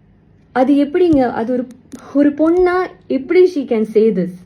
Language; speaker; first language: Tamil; non-native, local second language; Malayalam